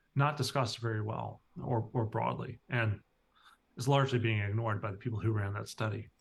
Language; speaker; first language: English; native; English